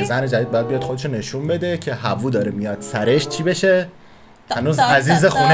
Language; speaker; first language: Persian; native; Persian